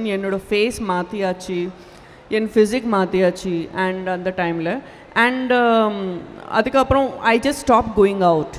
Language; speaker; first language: Tamil; non-native, local second language; Gujarati